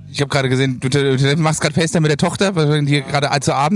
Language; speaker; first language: German; native; German